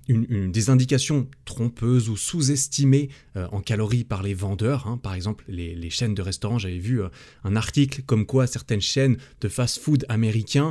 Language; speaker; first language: French; native; French